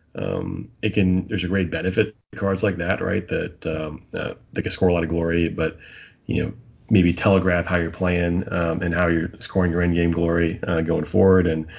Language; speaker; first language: English; native; English